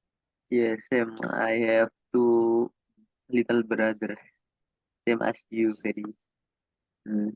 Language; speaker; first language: English; non-native, learner; Indonesian